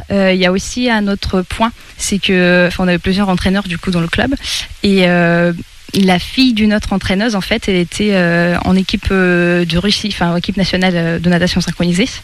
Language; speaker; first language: French; non-native, fluent; Russian